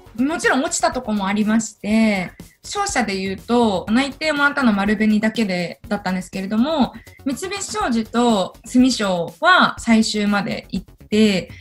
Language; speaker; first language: Japanese; native; Japanese